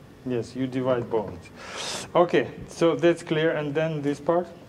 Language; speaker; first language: English; non-native, learner; Russian